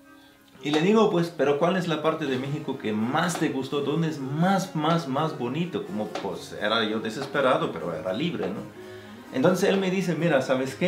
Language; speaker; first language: Spanish; non-native, fluent; German